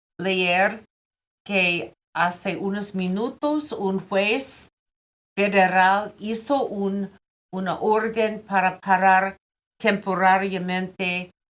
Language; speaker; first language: Spanish; non-native, fluent; English